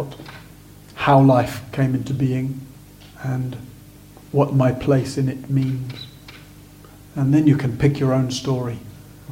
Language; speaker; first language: English; native; English